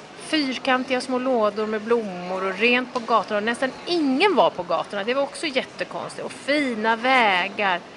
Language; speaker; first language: Swedish; early bilingual, other home language; Kurdish